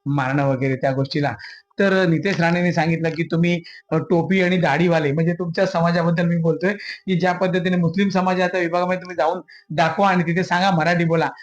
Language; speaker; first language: Marathi; native; Marathi